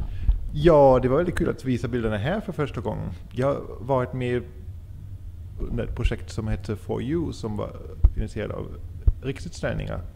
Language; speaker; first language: Swedish; native; Swedish